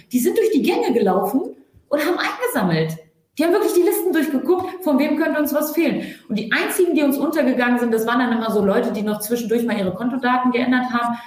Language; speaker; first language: German; early bilingual, other home language; Turkish